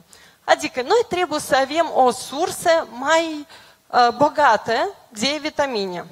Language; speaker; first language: Romanian; non-native, local second language; Russian